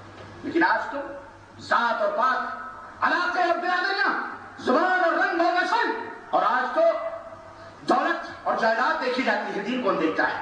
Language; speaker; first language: Urdu; native; Urdu